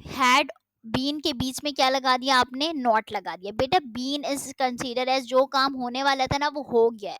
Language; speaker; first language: Urdu; native; Urdu